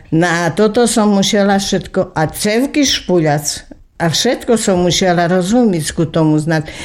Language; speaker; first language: Slovak; native; Slovak